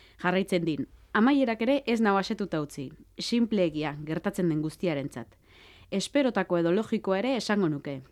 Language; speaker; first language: Basque; native; Basque